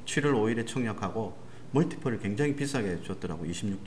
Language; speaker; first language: Korean; native; Korean